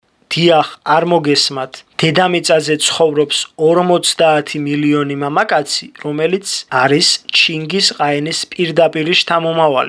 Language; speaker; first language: Georgian; native; Georgian